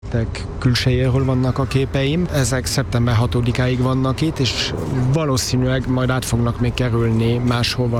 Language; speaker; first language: Hungarian; early bilingual, heritage; Hungarian